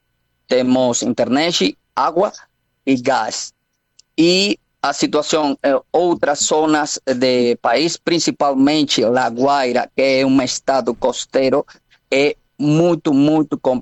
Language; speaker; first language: Portuguese; non-native, fluent; Spanish